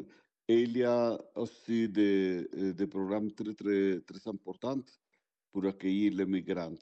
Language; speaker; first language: French; non-native, fluent; Spanish